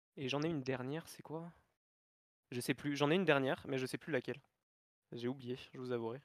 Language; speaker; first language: French; native; French